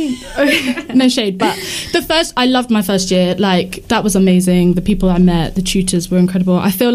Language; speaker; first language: English; native; English